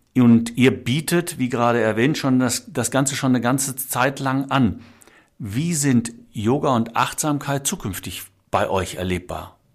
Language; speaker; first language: German; native; German